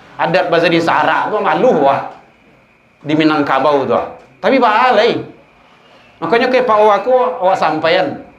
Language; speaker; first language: Malay; non-native, local second language; Minangkabau